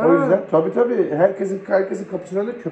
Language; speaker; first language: Turkish; native; Turkish